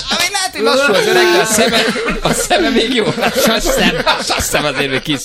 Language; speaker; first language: Hungarian; native; Hungarian